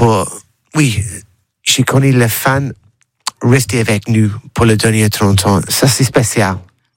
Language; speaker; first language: French; non-native, learner; English